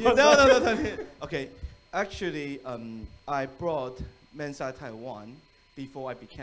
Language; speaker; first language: English; non-native, fluent; Chinese